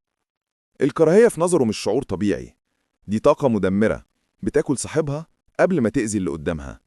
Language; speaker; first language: Arabic; native; Arabic